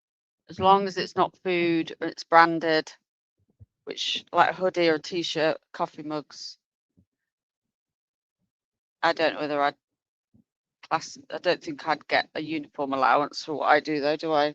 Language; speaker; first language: English; native; English